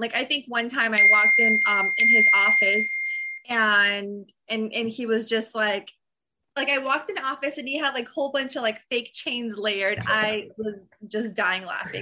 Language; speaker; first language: English; non-native, fluent; Serbian